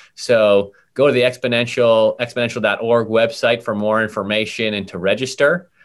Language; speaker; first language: English; native; English